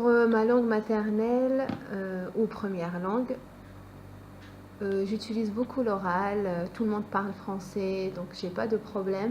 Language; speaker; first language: French; native; French